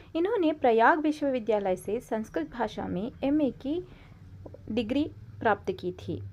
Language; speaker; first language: Hindi; non-native, local second language; Kannada